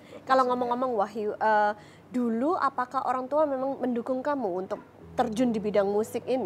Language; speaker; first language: Indonesian; native; Indonesian